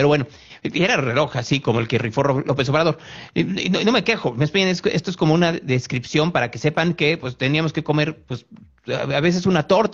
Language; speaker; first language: Spanish; native; Spanish